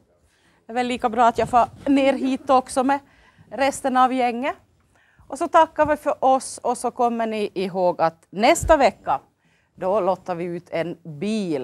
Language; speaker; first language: Swedish; native; Swedish